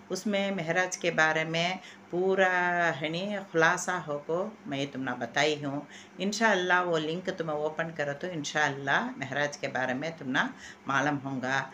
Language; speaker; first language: Hindi; non-native, local second language; Urdu